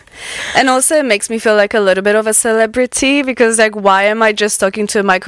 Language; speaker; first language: English; non-native, fluent; Polish